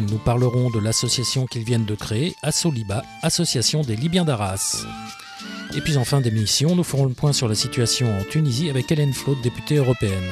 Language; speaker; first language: French; native; French